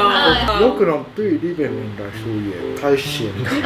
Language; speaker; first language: Chinese; non-native, fluent; Japanese